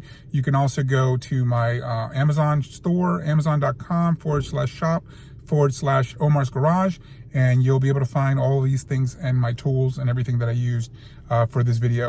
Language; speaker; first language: English; native; English